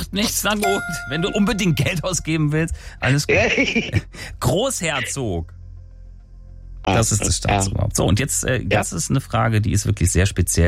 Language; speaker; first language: German; native; German